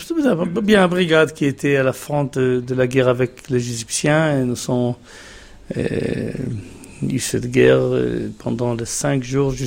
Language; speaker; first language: French; non-native, fluent; Hebrew